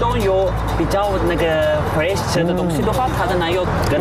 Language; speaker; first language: Chinese; non-native, fluent; Turkish